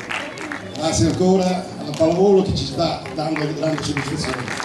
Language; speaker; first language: Italian; native; Italian